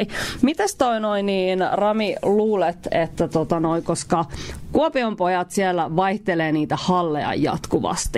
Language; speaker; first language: Finnish; native; Finnish